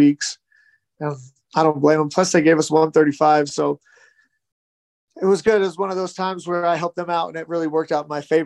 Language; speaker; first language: English; native; English